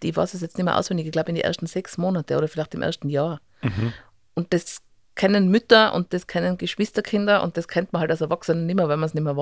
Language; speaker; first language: German; native; German